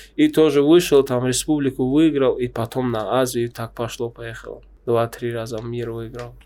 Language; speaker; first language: Russian; non-native, local second language; Tajik